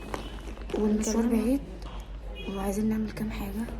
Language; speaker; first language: Arabic; native; Arabic